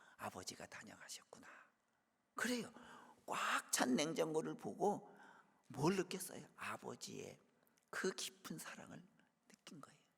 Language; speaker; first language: Korean; native; Korean